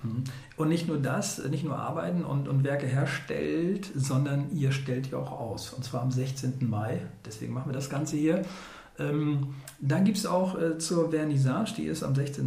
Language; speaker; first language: German; native; German